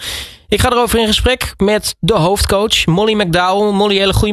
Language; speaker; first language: Dutch; native; Dutch